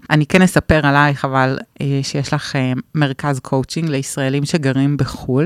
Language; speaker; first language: Hebrew; native; Hebrew